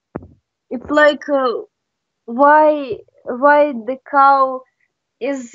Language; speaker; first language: English; non-native, learner; Russian